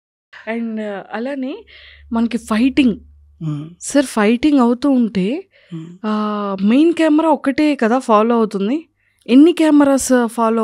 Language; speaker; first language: Telugu; native; Telugu